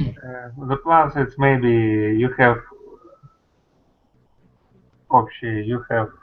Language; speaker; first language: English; non-native, learner; Russian